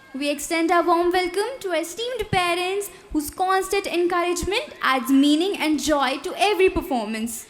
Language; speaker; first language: English; non-native, local second language; Hindi